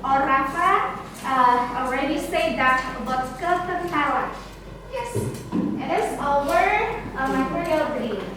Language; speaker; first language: English; non-native, learner; Indonesian